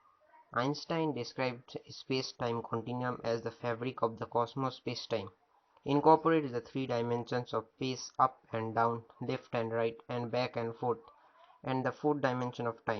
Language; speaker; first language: English; non-native, fluent; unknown